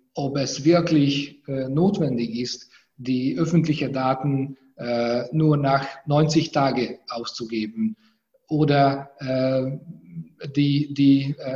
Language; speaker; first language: German; non-native, fluent; Hungarian